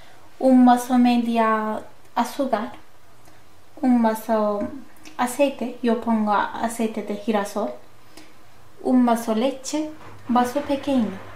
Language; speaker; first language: Spanish; non-native, learner; Turkish